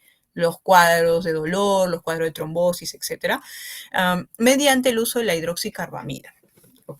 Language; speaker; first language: Spanish; native; Spanish